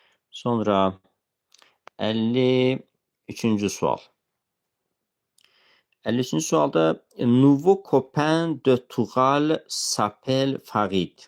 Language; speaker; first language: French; non-native, fluent; Azerbaijani